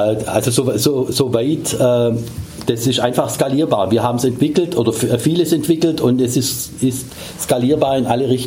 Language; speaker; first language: German; native; German